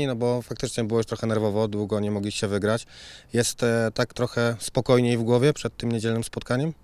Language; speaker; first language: Polish; native; Polish